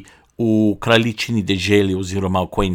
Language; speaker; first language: Slovenian; non-native, local second language; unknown